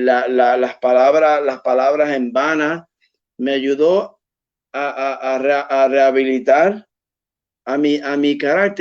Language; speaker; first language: Spanish; early bilingual, heritage; Spanish